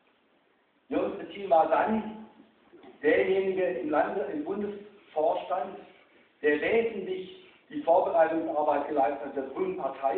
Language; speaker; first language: German; native; German